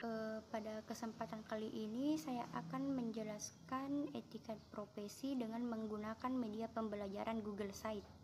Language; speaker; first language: Indonesian; native; Indonesian